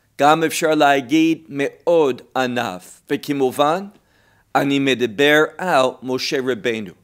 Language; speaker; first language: Hebrew; non-native, fluent; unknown